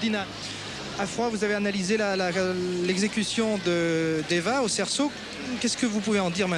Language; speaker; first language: French; native; French